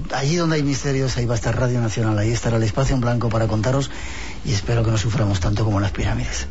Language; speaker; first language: Spanish; native; Spanish